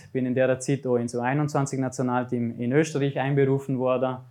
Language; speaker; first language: German; native; German